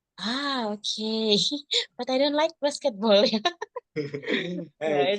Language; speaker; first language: English; non-native, learner; Indonesian